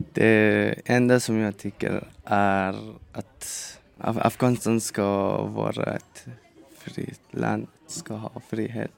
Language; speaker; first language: Swedish; non-native, learner; Persian